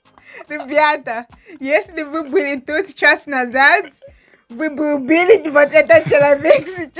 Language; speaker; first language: Russian; non-native, learner; English